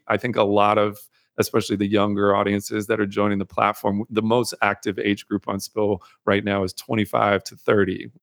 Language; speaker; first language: English; native; English